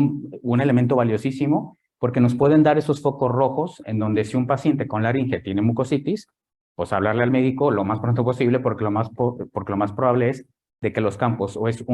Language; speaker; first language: Spanish; native; Spanish